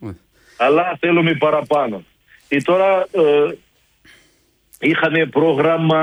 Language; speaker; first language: Greek; non-native, learner; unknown